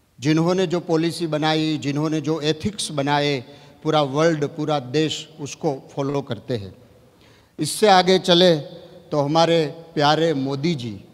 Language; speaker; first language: Hindi; non-native, local second language; Gujarati